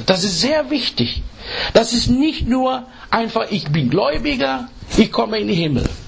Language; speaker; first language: German; non-native, learner; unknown